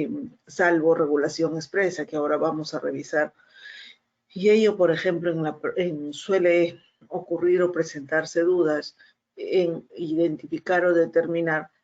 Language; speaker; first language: Spanish; native; Spanish